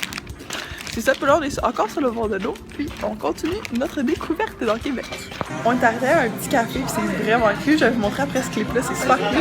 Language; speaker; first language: French; native; French